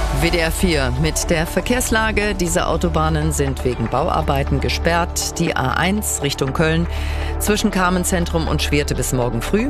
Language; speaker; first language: German; native; German